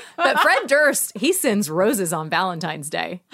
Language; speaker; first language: English; native; English